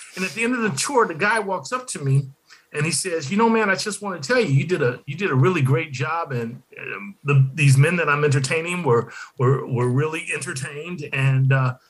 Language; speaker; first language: English; native; English